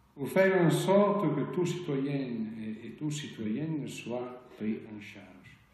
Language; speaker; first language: French; non-native, local second language; Italian